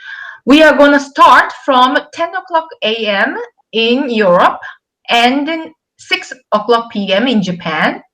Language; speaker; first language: English; non-native, fluent; Japanese